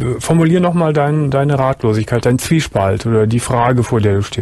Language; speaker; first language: German; native; German